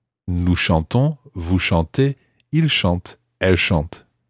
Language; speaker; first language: French; non-native, fluent; English